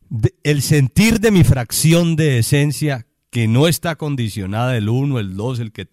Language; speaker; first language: Spanish; native; Spanish